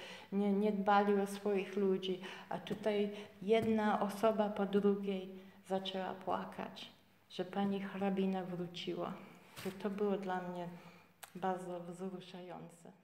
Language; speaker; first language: Polish; early bilingual, heritage; Polish